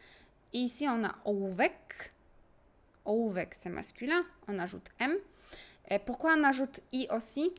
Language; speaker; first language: French; non-native, fluent; Polish